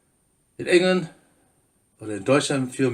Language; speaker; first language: German; non-native, fluent; English